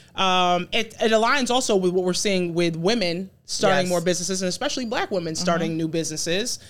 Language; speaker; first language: English; early bilingual, other home language; Akan